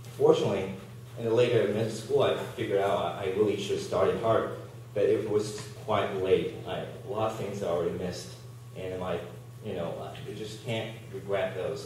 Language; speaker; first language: English; non-native, learner; Chinese